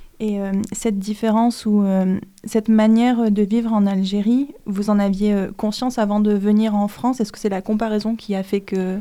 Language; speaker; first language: French; native; French